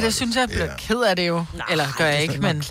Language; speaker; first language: Danish; native; Danish